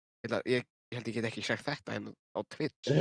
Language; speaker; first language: Icelandic; native; Icelandic